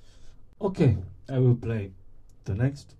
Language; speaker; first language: English; non-native, learner; Bulgarian